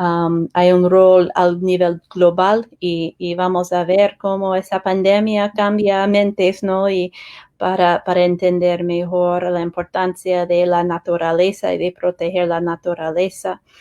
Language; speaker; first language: Spanish; non-native, fluent; English